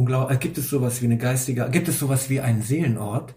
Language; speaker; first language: German; native; German